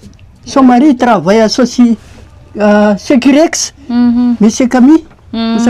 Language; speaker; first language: French; non-native, local second language; Malagasy